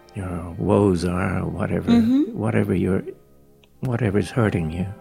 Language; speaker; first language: English; native; English